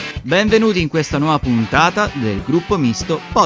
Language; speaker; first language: Italian; native; Italian